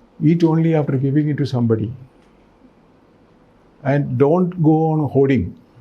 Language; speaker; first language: English; non-native, local second language; Malayalam